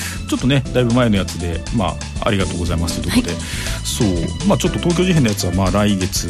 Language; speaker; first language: Japanese; native; Japanese